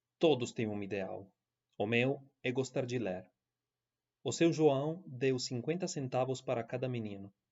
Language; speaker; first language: Portuguese; non-native, fluent; Italian